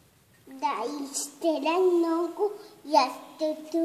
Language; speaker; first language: Bulgarian; early bilingual, heritage; Bulgarian